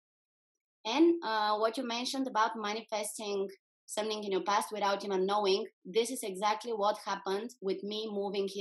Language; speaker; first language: English; non-native, fluent; Bulgarian